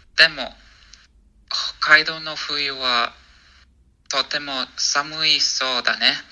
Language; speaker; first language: Japanese; non-native, learner; English